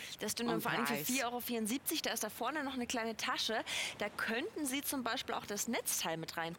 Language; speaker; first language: German; native; German